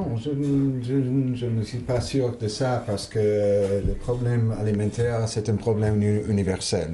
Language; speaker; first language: French; non-native, fluent; English